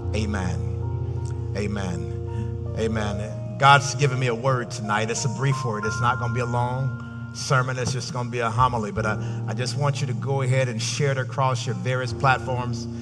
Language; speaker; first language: English; native; English